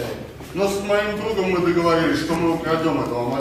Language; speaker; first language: Russian; non-native, local second language; Ukrainian